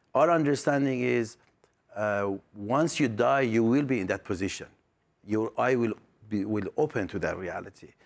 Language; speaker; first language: English; non-native, fluent; Persian